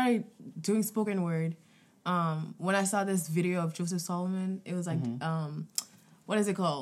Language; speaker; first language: English; non-native, fluent; French